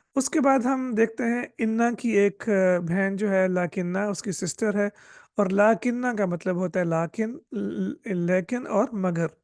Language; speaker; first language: Urdu; native; Urdu